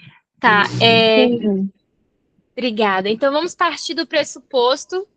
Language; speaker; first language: Portuguese; native; Portuguese